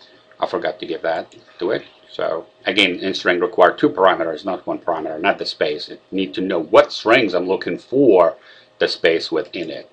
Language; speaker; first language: English; non-native, fluent; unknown